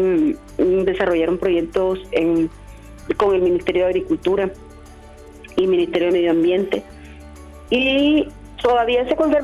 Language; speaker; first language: Spanish; native; Spanish